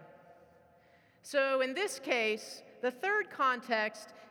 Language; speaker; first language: English; native; English